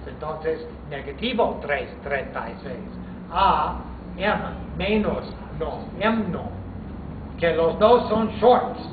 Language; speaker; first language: Spanish; non-native, fluent; English